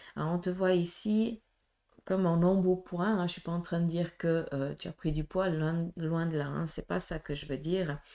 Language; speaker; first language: French; native; French